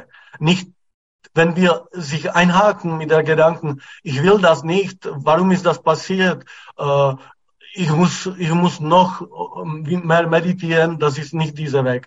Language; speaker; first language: German; non-native, fluent; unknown